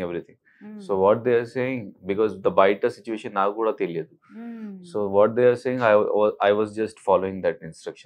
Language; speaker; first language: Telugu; non-native, local second language; Hindi